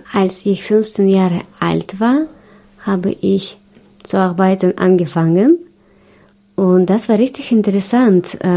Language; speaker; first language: German; non-native, learner; Russian